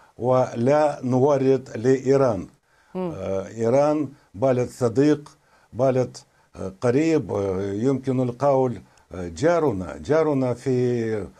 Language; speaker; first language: Arabic; non-native, fluent; Russian